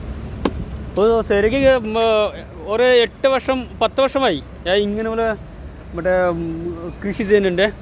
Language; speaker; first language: Malayalam; non-native, local second language; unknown